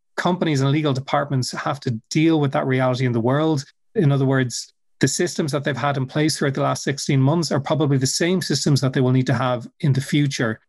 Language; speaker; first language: English; native; English